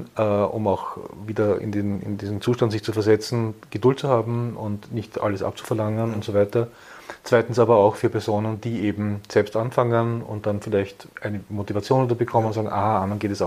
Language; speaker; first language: German; native; German